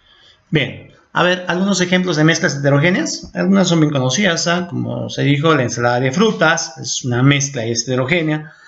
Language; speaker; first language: Spanish; native; Spanish